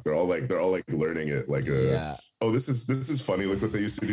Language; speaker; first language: English; native; English